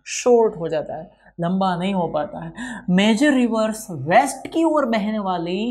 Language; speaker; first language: Hindi; non-native, local second language; Gujarati